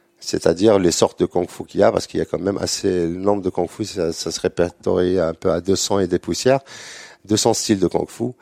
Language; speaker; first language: French; non-native, local second language; Arabic